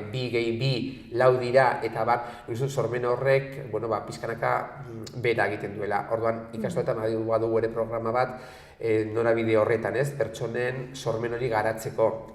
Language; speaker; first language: Basque; native; Basque